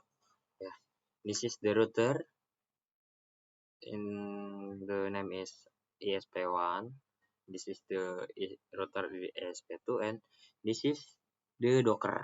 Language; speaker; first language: English; non-native, learner; Indonesian